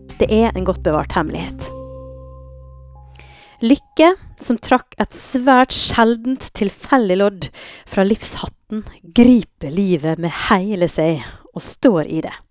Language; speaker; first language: Norwegian; native; Norwegian